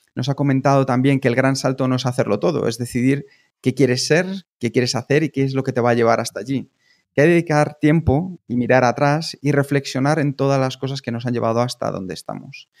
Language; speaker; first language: Spanish; native; Spanish